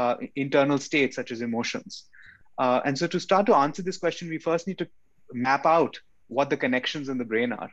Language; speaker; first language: English; non-native, local second language; Hindi